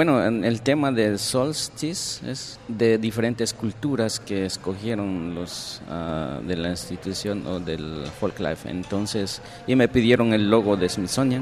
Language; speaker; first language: Spanish; non-native, local second language; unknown